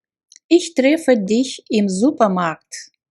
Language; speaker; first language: German; non-native, fluent; Russian